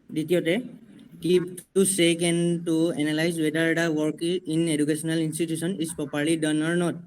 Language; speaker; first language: English; non-native, local second language; Assamese